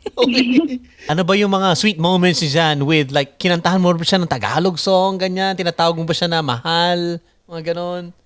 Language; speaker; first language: Filipino; native; Filipino